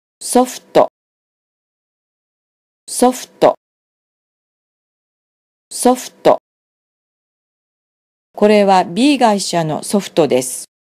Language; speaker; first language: Japanese; non-native, fluent; Vietnamese